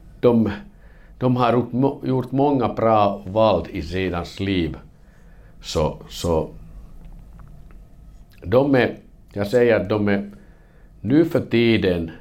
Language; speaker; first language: Swedish; non-native, local second language; Finnish